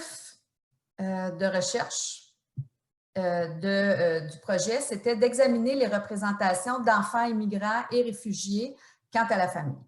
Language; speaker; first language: French; native; French